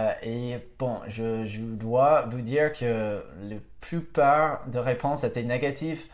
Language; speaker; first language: French; non-native, fluent; English